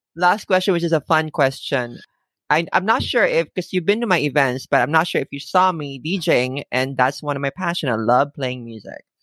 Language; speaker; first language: English; non-native, local second language; Filipino